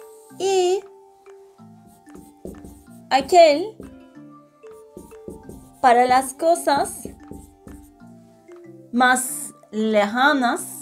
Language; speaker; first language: Spanish; non-native, fluent; Turkish